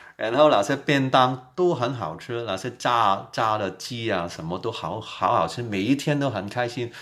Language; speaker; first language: Chinese; non-native, local second language; Cantonese